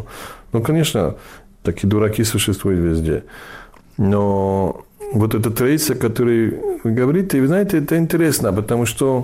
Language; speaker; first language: Russian; non-native, learner; English